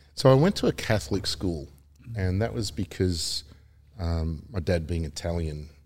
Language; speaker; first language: English; native; English